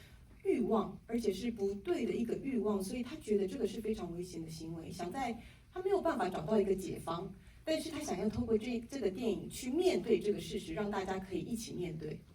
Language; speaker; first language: Chinese; native; Chinese